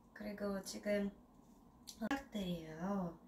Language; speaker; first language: Korean; non-native, learner; Russian